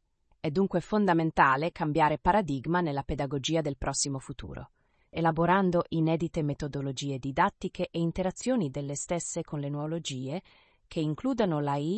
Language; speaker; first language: Italian; native; Italian